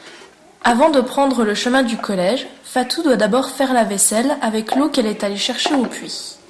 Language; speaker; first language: French; native; French